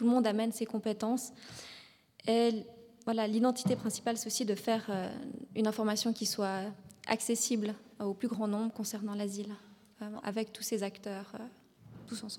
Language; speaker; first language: French; native; French